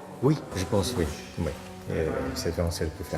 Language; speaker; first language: French; non-native, fluent; Portuguese